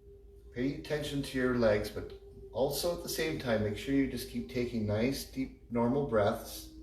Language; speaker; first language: English; native; English